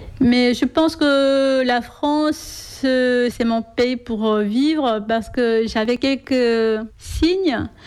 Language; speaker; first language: French; non-native, fluent; Korean